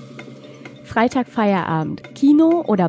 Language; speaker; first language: German; native; German